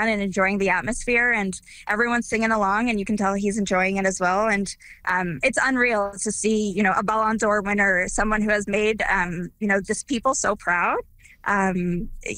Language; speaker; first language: English; early bilingual, other home language; Croatian